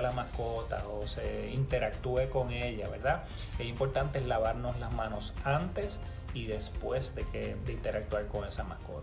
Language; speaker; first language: Spanish; native; Spanish